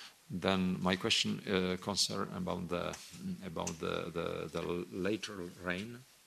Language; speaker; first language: English; non-native, fluent; Slovak